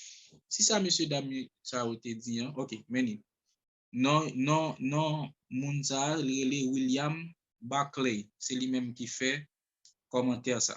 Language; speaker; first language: French; non-native, local second language; Haitian Creole